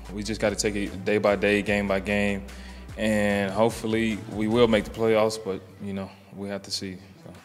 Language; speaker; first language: English; native; English